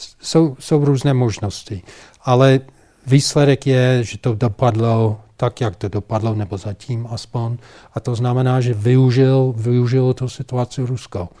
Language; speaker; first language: Czech; non-native, fluent; English